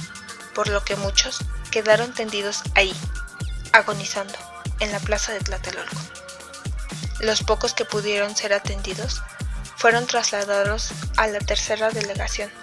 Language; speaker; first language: Spanish; native; Spanish